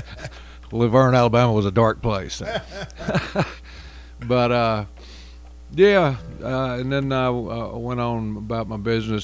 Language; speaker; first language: English; native; English